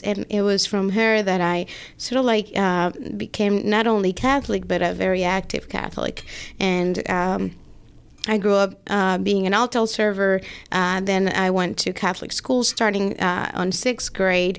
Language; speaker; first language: English; non-native, fluent; Spanish